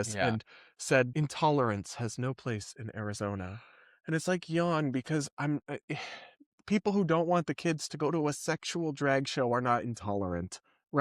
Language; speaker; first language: English; native; English